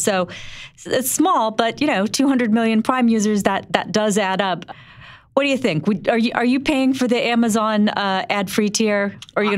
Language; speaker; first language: English; native; English